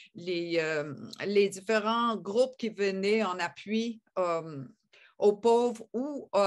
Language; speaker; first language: French; native; French